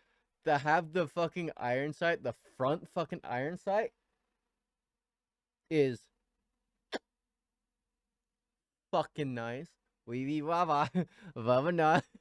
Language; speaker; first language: English; native; English